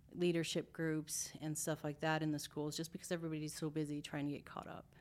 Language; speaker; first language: English; native; English